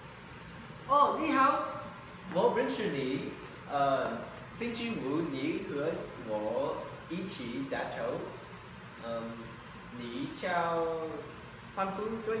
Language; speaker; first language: Chinese; non-native, learner; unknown